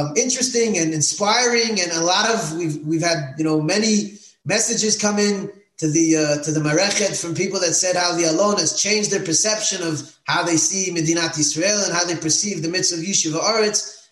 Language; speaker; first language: English; native; English